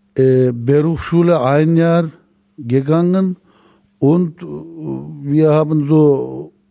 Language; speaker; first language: German; non-native, fluent; Turkish